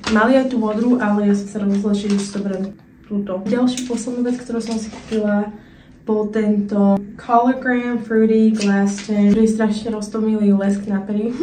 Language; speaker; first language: Slovak; early bilingual, heritage; Slovak